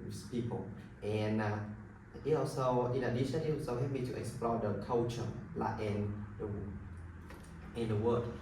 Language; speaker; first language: English; non-native, learner; Vietnamese